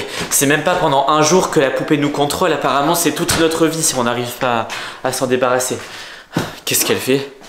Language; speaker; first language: French; native; French